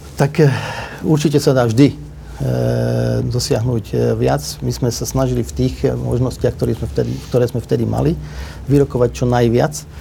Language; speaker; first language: Slovak; non-native, local second language; Hungarian